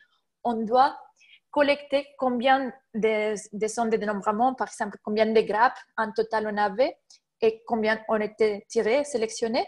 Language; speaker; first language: French; non-native, fluent; Spanish